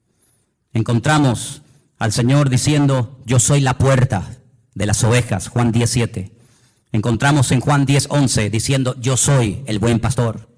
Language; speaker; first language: Spanish; native; Spanish